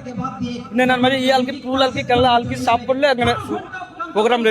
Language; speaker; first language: Malayalam; non-native, learner; Bangla